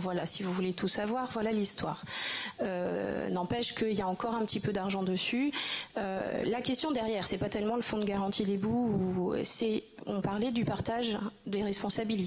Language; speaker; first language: French; native; French